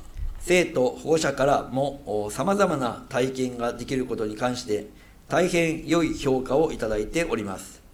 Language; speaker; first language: Japanese; native; Japanese